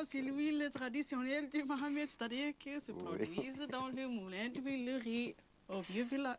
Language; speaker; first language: French; non-native, local second language; Arabic